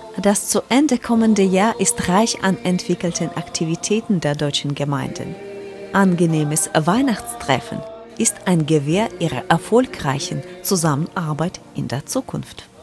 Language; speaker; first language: German; non-native, fluent; Ukrainian